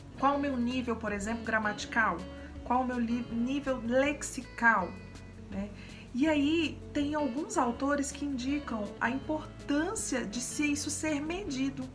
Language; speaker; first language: Portuguese; native; Portuguese